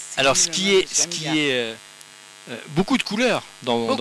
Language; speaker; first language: French; native; French